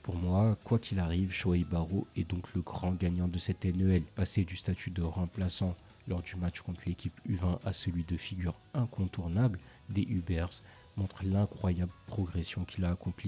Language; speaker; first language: French; native; French